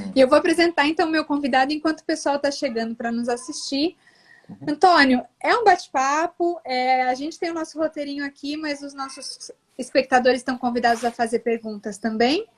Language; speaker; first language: Portuguese; native; Portuguese